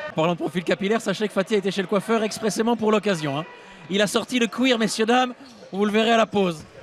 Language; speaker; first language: French; native; French